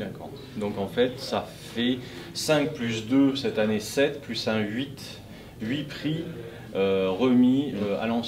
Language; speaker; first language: French; native; French